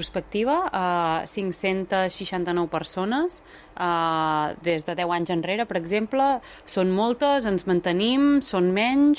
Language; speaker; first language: Catalan; native; Catalan